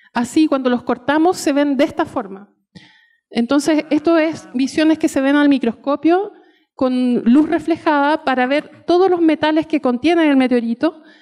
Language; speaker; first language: Spanish; native; Spanish